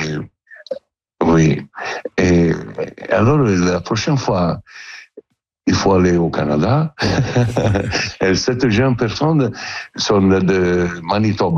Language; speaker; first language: French; non-native, learner; Italian